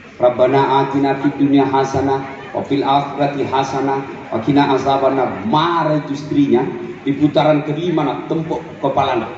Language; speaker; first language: Indonesian; non-native, local second language; Buginese